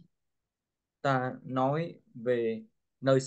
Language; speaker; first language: Vietnamese; non-native, learner; Korean